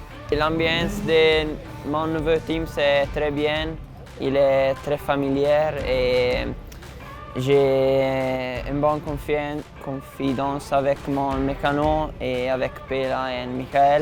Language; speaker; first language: French; non-native, fluent; Italian